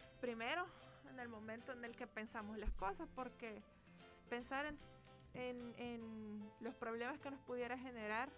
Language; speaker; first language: Spanish; native; Spanish